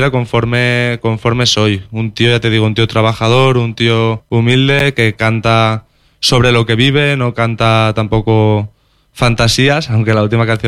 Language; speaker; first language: Spanish; non-native, local second language; Catalan